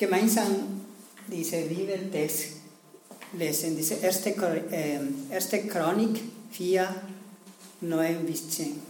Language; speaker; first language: German; non-native, learner; Spanish